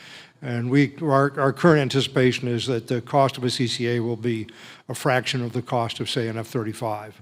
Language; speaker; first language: English; native; English